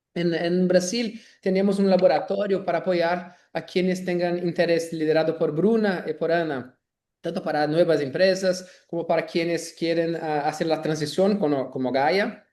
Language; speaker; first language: Spanish; non-native, learner; Portuguese